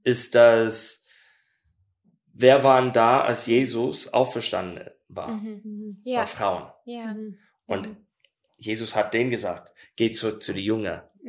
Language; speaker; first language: German; non-native, learner; English